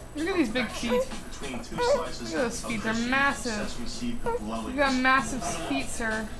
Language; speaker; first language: English; native; English